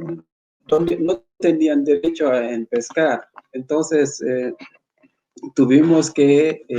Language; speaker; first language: Spanish; non-native, fluent; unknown